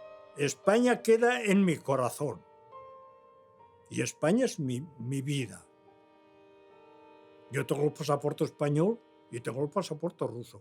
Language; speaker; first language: Spanish; early bilingual, other home language; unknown